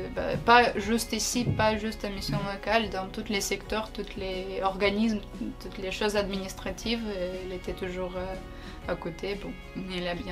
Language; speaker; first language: French; non-native, learner; Ukrainian